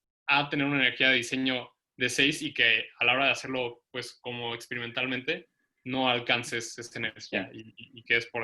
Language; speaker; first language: Spanish; native; Spanish